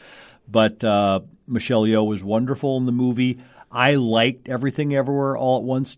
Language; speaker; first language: English; native; English